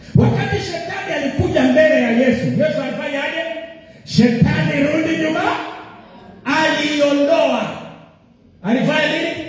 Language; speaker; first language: Swahili; non-native, local second language; Luyia